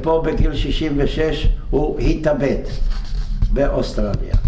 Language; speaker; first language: Hebrew; non-native, fluent; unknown